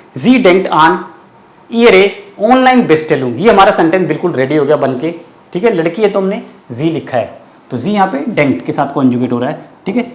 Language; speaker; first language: Hindi; native; Hindi